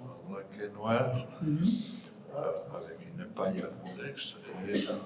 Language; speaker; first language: French; non-native, fluent; Spanish